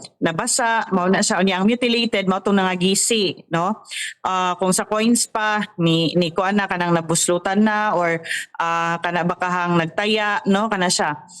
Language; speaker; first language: Cebuano; native; Cebuano